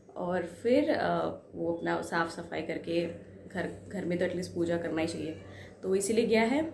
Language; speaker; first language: Hindi; non-native, local second language; Bangla